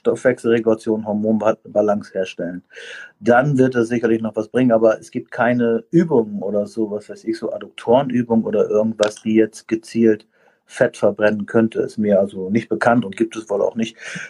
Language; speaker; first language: German; native; German